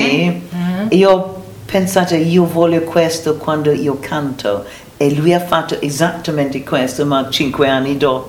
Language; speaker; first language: Italian; non-native, learner; English